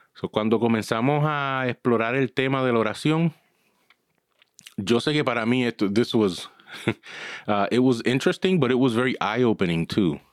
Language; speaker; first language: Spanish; early bilingual, heritage; Spanish